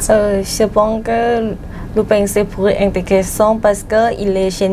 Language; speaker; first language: French; non-native, learner; Thai